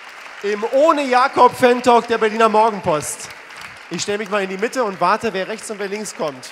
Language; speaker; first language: German; native; German